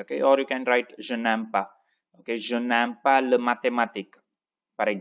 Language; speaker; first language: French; non-native, fluent; Tamil